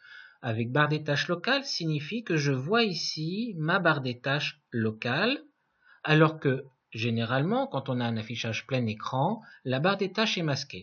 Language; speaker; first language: French; native; French